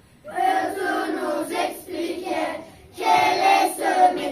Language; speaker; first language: French; non-native, learner; Turkish